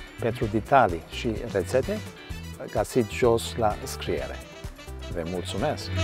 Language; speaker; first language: Romanian; non-native, learner; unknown